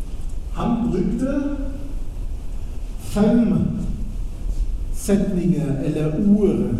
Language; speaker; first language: Norwegian; non-native, fluent; German